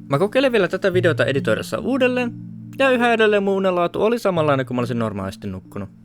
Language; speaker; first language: Finnish; native; Finnish